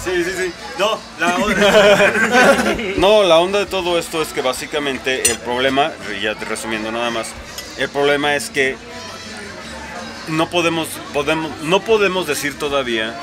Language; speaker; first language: Spanish; native; Spanish